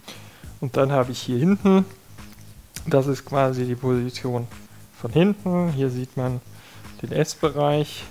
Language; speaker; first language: German; native; German